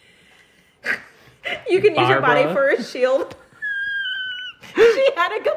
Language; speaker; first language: English; native; English